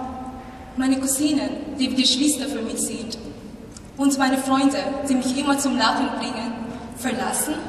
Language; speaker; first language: German; non-native, fluent; Filipino